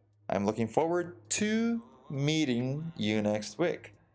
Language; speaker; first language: English; non-native, fluent; Portuguese